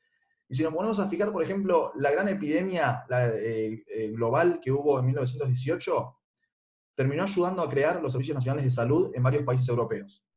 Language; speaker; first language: Spanish; native; Spanish